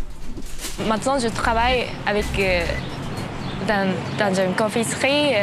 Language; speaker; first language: French; non-native, learner; Japanese